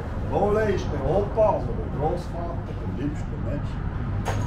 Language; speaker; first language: German; non-native, learner; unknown